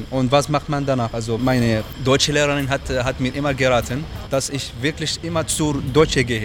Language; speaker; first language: German; non-native, learner; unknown